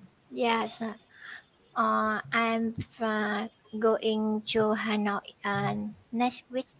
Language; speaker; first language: English; non-native, learner; Vietnamese